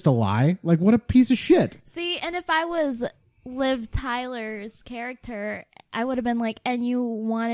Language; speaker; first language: English; non-native, local second language; Filipino